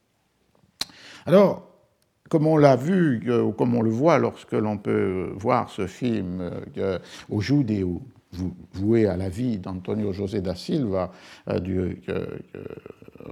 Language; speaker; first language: French; native; French